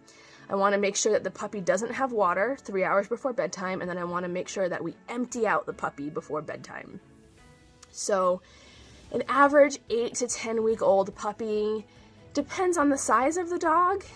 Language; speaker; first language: English; native; English